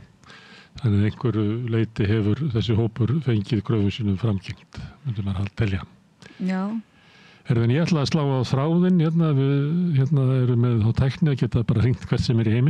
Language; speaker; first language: Icelandic; native; Icelandic